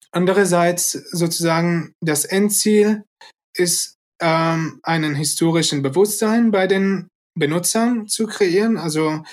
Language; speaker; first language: German; early bilingual, other home language; Arabic